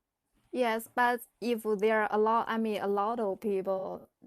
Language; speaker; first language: English; non-native, learner; Chinese